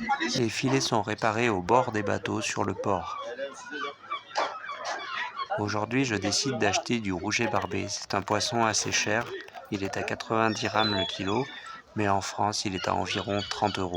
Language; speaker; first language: French; native; French